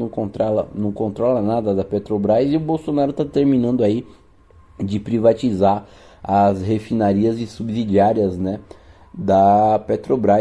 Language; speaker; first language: Portuguese; native; Portuguese